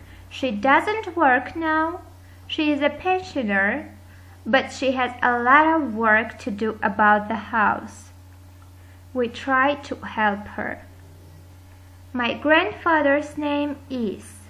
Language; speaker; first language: English; non-native, fluent; Armenian